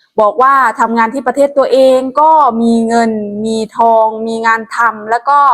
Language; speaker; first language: Thai; non-native, local second language; Lao